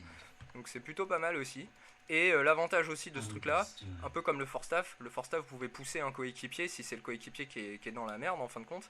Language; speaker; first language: French; native; French